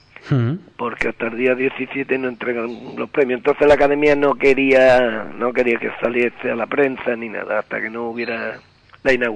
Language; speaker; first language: Spanish; native; Spanish